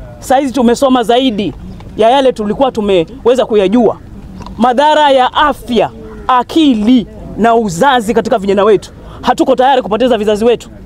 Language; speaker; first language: Swahili; native; Swahili